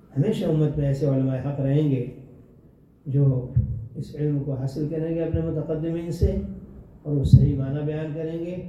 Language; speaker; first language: Urdu; native; Urdu